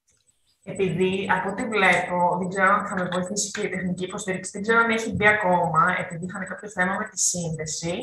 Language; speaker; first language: Greek; native; Greek